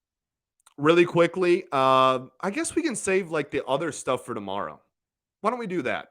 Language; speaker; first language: English; native; English